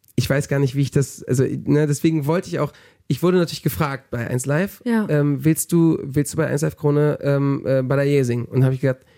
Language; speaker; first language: German; early bilingual, heritage; German